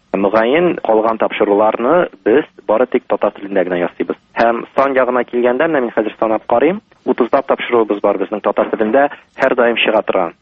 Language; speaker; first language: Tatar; native; Tatar